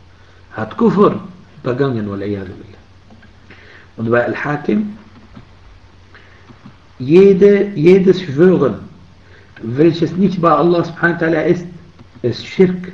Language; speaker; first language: German; non-native, fluent; Arabic